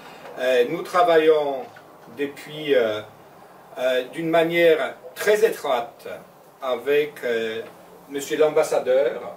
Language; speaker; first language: French; non-native, fluent; Polish